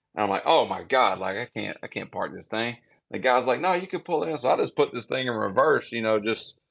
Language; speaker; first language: English; native; English